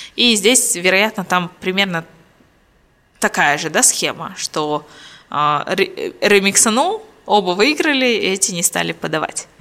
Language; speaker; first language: Russian; native; Russian